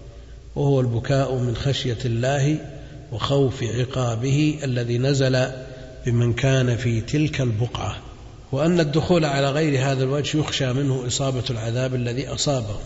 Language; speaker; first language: Arabic; native; Arabic